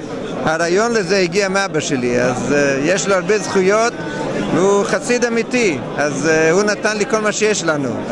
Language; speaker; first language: Hebrew; non-native, fluent; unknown